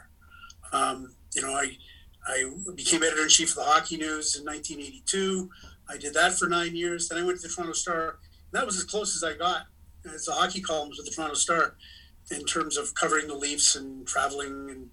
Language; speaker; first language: English; native; English